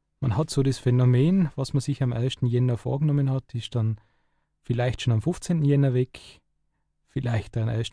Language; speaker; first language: German; native; German